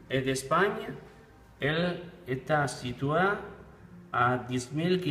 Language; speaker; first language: French; non-native, learner; Spanish